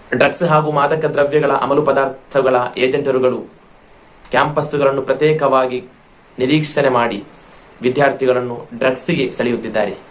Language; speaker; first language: Kannada; non-native, local second language; Malayalam